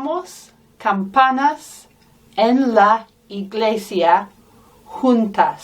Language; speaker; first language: Spanish; non-native, fluent; English